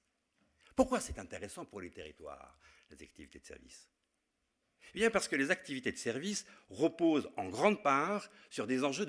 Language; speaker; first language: French; native; French